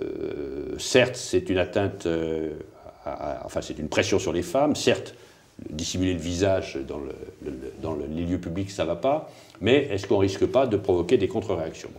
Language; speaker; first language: French; native; French